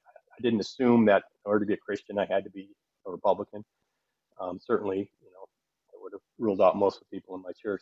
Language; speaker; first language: English; native; English